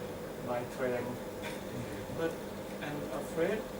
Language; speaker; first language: English; non-native, learner; Thai